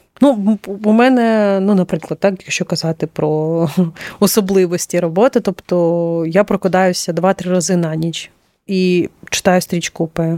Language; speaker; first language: Ukrainian; non-native, local second language; Russian